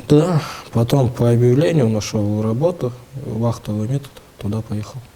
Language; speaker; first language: Russian; native; Russian